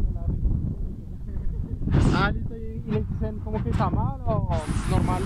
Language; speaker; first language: Spanish; non-native, fluent; French